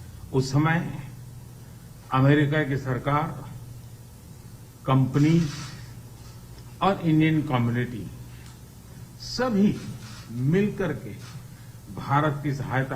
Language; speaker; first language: Hindi; native; Hindi